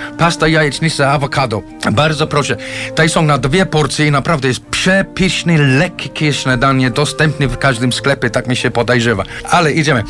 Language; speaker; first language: Polish; non-native, fluent; English